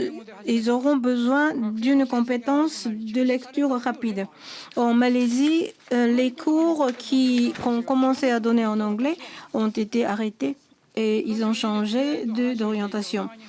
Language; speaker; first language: French; non-native, fluent; Japanese